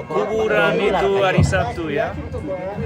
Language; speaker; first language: Indonesian; non-native, learner; English